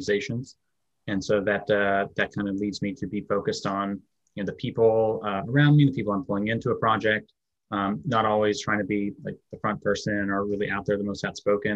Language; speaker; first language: English; native; English